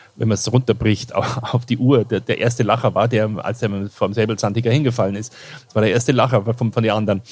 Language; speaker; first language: German; native; German